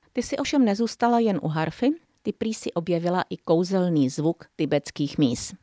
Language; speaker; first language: Czech; native; Czech